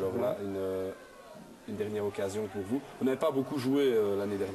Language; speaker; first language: French; native; French